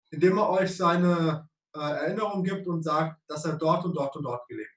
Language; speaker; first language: German; native; German